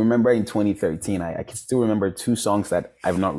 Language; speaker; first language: English; non-native, local second language; Yoruba